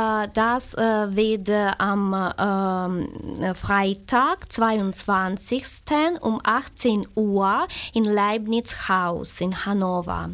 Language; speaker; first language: German; non-native, learner; Ukrainian